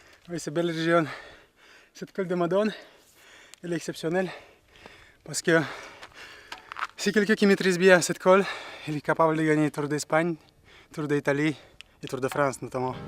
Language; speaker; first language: French; non-native, learner; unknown